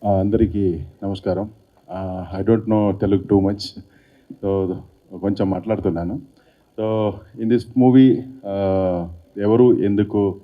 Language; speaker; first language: Telugu; non-native, learner; Kannada